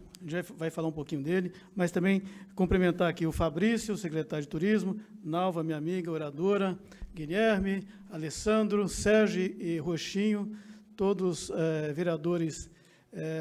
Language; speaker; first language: Portuguese; native; Portuguese